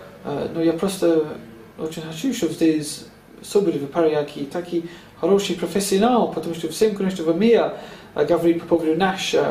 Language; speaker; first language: Russian; non-native, learner; English